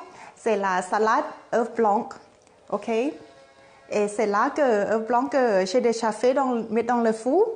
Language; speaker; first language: French; non-native, fluent; Thai